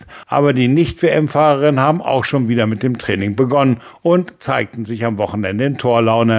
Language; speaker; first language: German; native; German